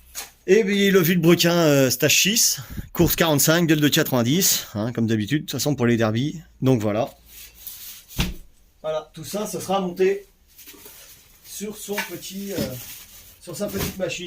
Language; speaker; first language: French; native; French